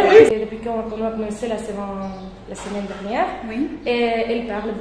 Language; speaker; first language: French; non-native, fluent; Spanish